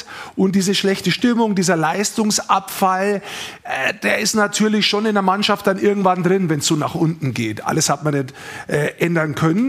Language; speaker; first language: German; native; German